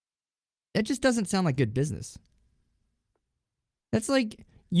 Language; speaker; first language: English; native; English